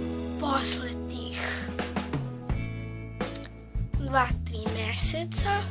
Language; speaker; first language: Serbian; early bilingual, heritage; Serbian